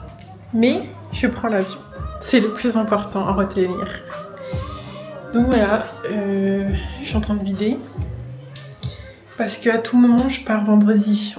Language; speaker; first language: French; native; French